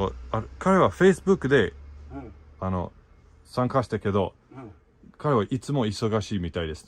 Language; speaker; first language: Japanese; non-native, learner; English